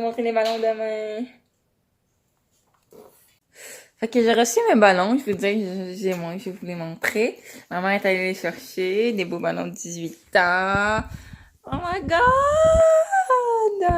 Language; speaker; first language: French; native; French